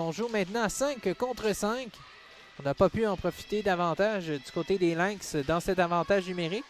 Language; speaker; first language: French; native; French